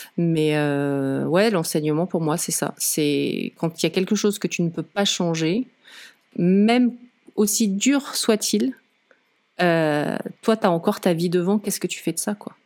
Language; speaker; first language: French; native; French